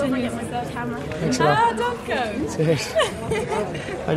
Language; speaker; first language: English; native; English